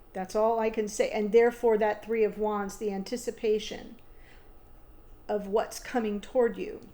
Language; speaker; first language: English; native; English